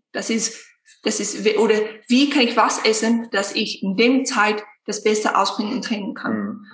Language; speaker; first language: German; non-native, fluent; Afrikaans